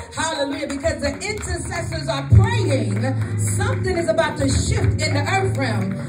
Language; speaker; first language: English; native; English